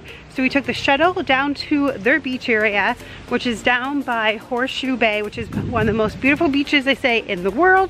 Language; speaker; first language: English; native; English